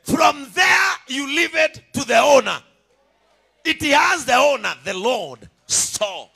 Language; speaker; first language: English; non-native, local second language; Swahili